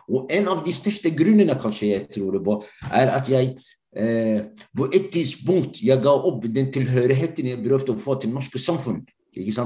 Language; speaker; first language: Norwegian; non-native, fluent; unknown